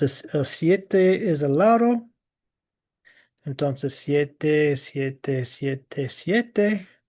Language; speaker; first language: Spanish; non-native, fluent; English